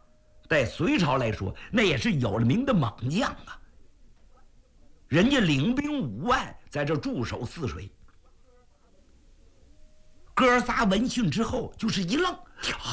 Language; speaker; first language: Chinese; native; Chinese